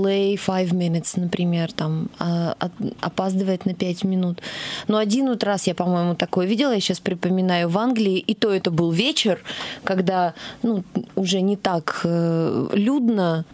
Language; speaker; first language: Russian; native; Russian